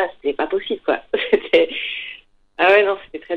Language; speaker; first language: French; native; French